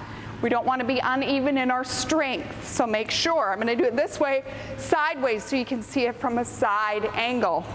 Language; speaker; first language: English; native; English